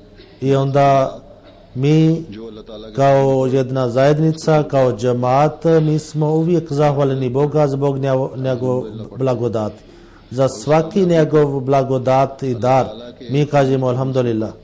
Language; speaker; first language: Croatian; non-native, fluent; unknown